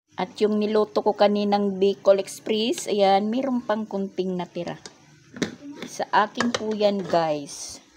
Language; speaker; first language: Filipino; non-native, local second language; Waray